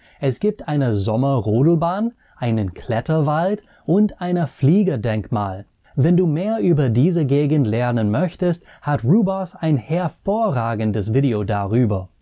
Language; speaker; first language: German; non-native, fluent; English